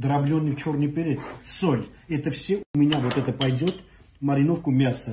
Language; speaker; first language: Russian; non-native, fluent; Armenian